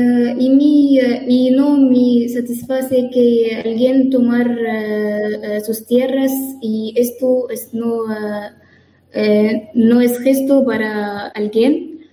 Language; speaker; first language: Spanish; non-native, learner; Arabic